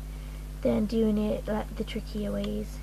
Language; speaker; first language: English; native; English